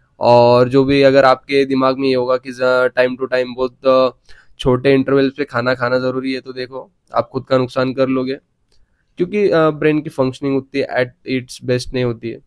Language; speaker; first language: Hindi; non-native, local second language; Marathi